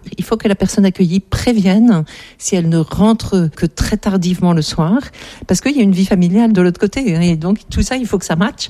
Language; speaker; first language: French; native; French